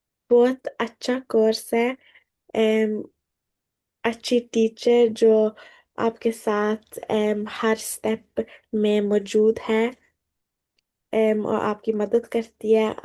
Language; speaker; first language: Hindi; early bilingual, heritage; Hindi